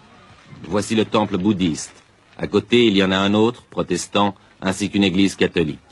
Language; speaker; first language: French; native; French